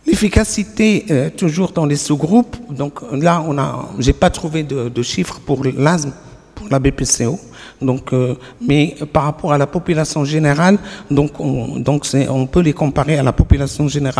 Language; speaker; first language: French; non-native, local second language; Arabic